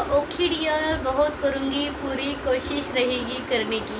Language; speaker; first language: Hindi; non-native, local second language; Marathi